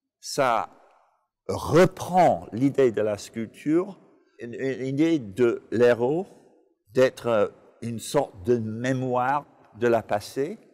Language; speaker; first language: French; non-native, fluent; English